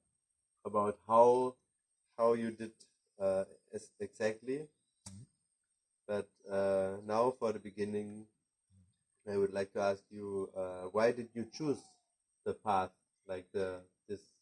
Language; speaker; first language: English; non-native, fluent; German